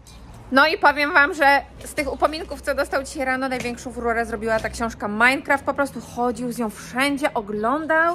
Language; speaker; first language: Polish; native; Polish